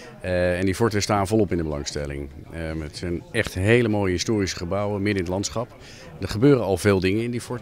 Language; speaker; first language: Dutch; native; Dutch